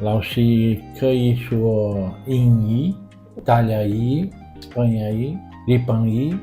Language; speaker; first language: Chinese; non-native, learner; Portuguese